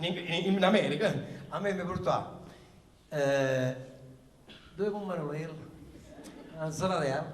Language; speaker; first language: Italian; native; Italian